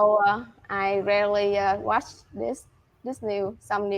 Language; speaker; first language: English; non-native, learner; Vietnamese